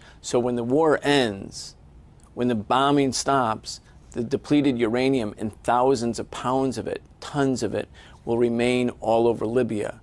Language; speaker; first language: English; native; English